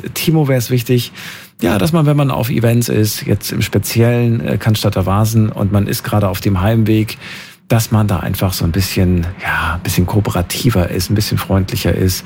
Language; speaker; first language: German; native; German